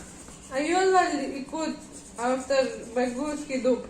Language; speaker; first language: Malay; non-native, learner; Russian